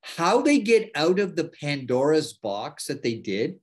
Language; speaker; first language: English; native; English